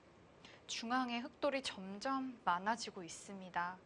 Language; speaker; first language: Korean; native; Korean